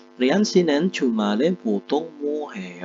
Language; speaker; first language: Korean; non-native, fluent; Indonesian